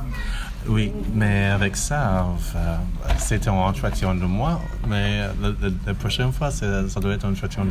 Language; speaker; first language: French; non-native, learner; English